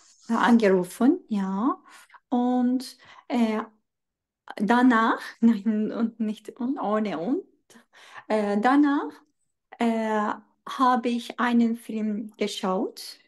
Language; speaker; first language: German; non-native, learner; Turkish